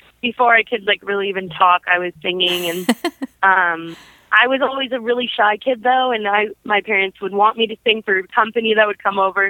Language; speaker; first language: English; native; English